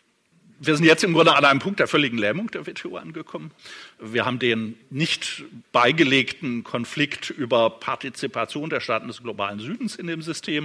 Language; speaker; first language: German; native; German